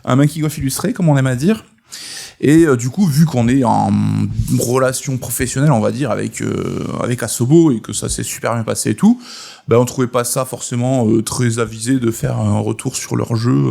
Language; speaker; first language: French; native; French